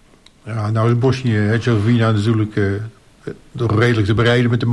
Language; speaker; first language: Dutch; native; Dutch